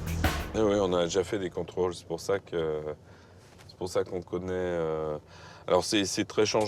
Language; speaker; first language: French; native; French